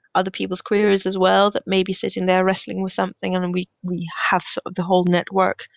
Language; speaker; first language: English; non-native, fluent; Danish